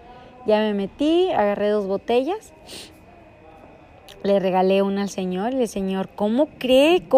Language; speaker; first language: Spanish; native; Spanish